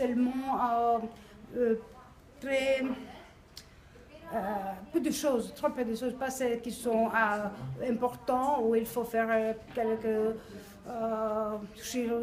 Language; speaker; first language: French; non-native, learner; Greek